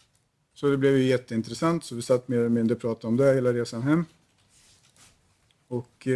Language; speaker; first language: Swedish; native; Swedish